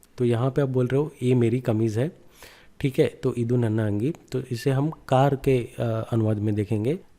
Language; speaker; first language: Hindi; non-native, local second language; Kannada